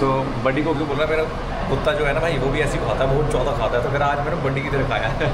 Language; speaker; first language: Hindi; native; Hindi